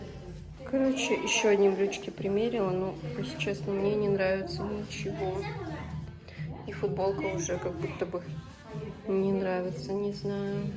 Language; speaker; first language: Russian; native; Russian